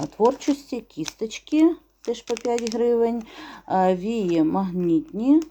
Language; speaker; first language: Ukrainian; non-native, local second language; Russian